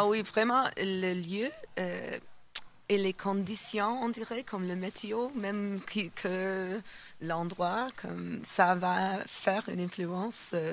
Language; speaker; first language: French; non-native, fluent; English